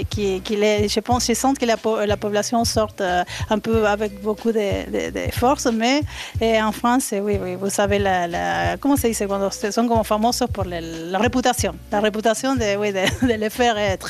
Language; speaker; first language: French; non-native, fluent; Spanish